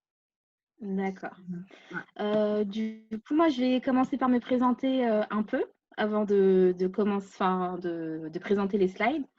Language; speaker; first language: French; native; French